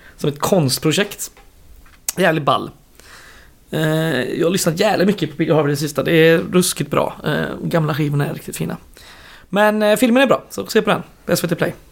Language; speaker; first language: Swedish; native; Swedish